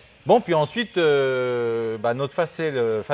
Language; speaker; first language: French; native; French